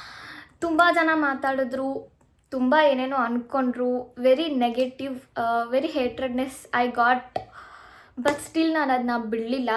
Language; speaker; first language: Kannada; native; Kannada